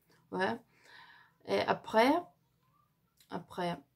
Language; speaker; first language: French; non-native, learner; Ukrainian